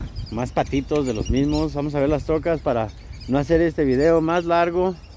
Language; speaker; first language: Spanish; early bilingual, heritage; Spanish